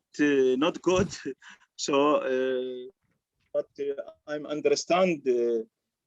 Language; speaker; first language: English; non-native, learner; Arabic